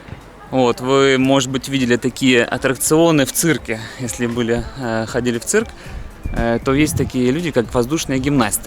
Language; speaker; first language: Russian; native; Russian